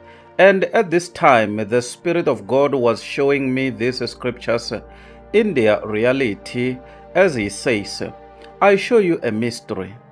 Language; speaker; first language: English; non-native, local second language; Tsonga